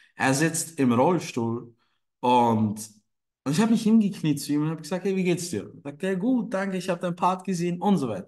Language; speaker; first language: German; non-native, fluent; Turkish